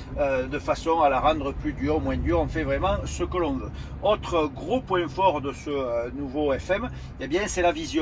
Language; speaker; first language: French; native; French